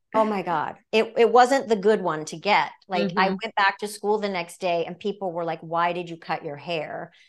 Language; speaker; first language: English; native; English